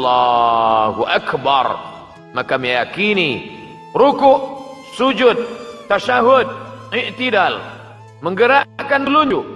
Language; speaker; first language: Malay; native; Malay